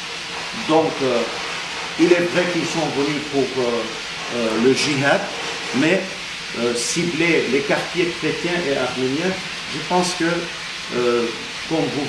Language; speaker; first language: French; non-native, fluent; Armenian